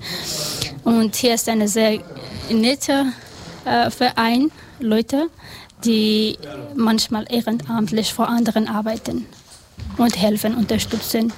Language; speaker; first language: German; non-native, learner; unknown